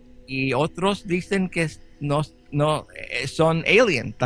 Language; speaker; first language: Spanish; early bilingual, heritage; Spanish